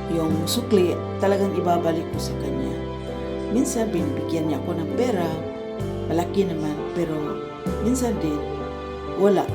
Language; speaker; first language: Filipino; non-native, local second language; Cebuano